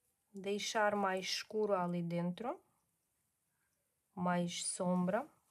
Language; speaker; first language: Portuguese; non-native, learner; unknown